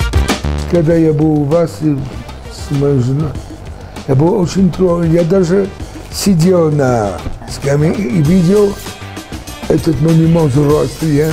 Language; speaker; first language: Russian; early bilingual, heritage; French